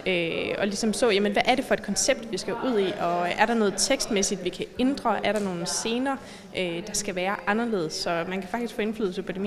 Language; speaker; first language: Danish; native; Danish